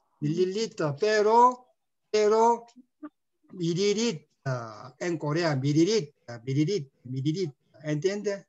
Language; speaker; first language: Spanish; non-native, learner; Korean